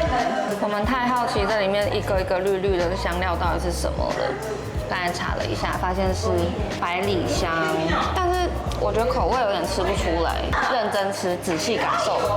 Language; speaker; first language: Chinese; native; Chinese